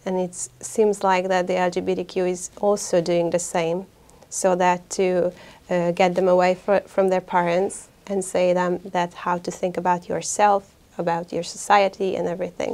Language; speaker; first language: English; non-native, fluent; Hungarian